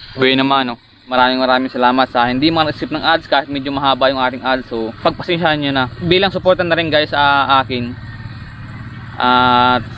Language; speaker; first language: Filipino; native; Filipino